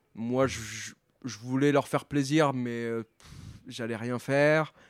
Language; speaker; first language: French; native; French